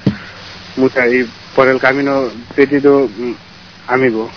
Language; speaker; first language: Spanish; non-native, learner; Bangla